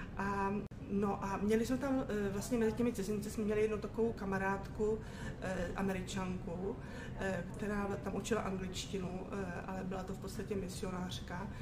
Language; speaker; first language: Czech; native; Czech